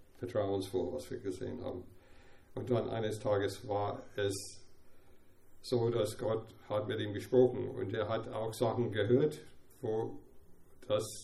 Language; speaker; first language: German; non-native, fluent; English